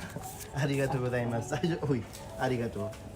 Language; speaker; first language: Japanese; non-native, learner; English